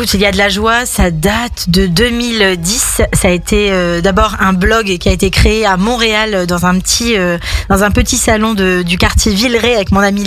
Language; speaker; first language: French; native; French